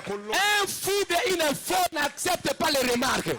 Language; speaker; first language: French; non-native, local second language; Lingala